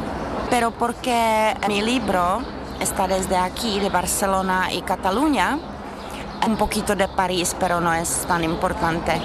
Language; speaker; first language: Spanish; non-native, fluent; Czech